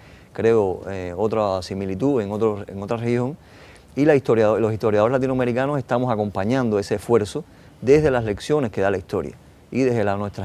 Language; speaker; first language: Spanish; native; Spanish